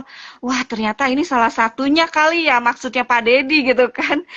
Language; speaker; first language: Indonesian; native; Indonesian